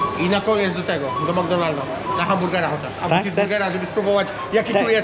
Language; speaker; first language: Polish; native; Polish